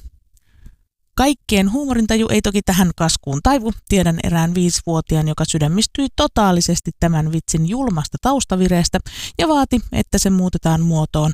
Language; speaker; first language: Finnish; native; Finnish